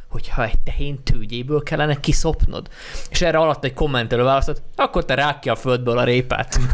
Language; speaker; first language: Hungarian; non-native, fluent; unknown